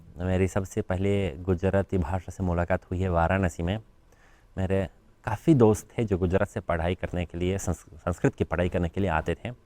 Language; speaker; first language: Hindi; non-native, fluent; Polish